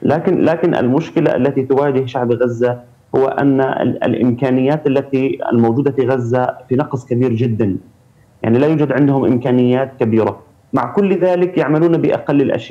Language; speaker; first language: Arabic; native; Arabic